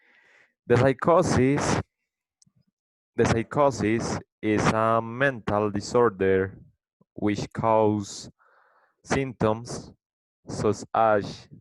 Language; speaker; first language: English; non-native, learner; Spanish